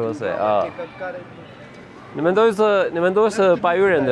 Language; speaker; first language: Chinese; non-native, learner; Turkish